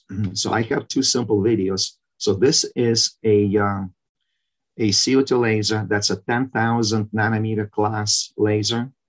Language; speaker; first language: English; non-native, fluent; Ukrainian